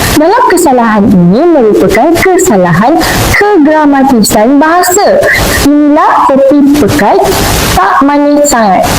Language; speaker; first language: Malay; native; Malay